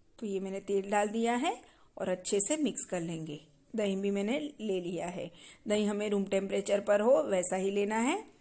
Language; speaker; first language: Hindi; non-native, local second language; Gujarati